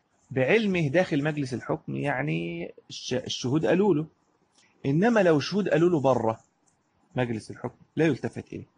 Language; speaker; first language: Arabic; native; Arabic